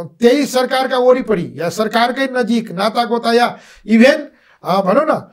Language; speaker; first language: Nepali; non-native, local second language; Maithili